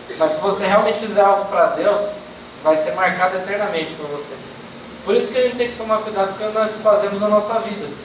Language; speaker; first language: Portuguese; native; Portuguese